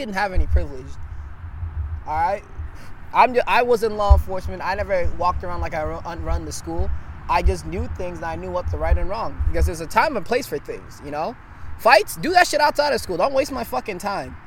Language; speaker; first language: English; early bilingual, other home language; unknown